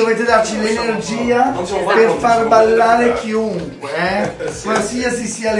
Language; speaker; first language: Italian; native; Italian